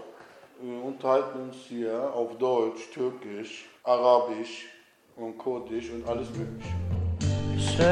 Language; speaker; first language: German; non-native, fluent; Turkish